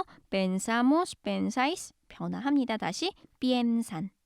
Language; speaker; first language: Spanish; non-native, fluent; Korean